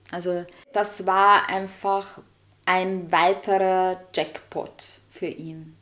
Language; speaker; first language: German; non-native, fluent; Italian